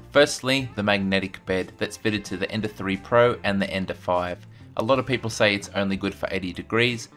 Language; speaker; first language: English; native; English